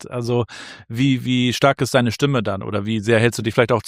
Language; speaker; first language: German; native; German